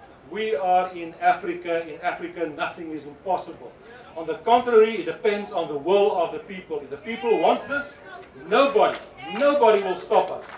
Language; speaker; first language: English; non-native, local second language; Afrikaans